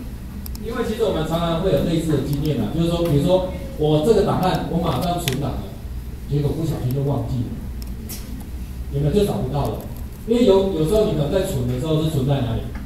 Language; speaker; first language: Chinese; native; Chinese